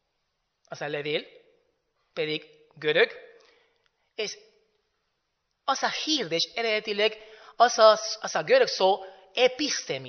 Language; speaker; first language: Hungarian; non-native, fluent; Spanish